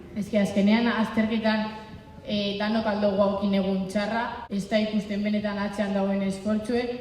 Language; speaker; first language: Basque; native; Basque